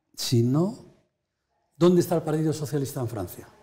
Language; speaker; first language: Spanish; native; Spanish